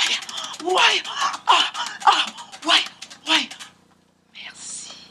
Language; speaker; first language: French; non-native, local second language; Haitian Creole